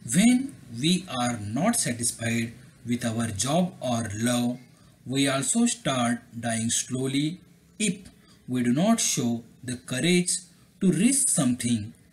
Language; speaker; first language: English; non-native, local second language; Marathi